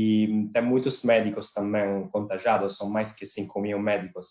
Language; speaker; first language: Portuguese; non-native, fluent; Italian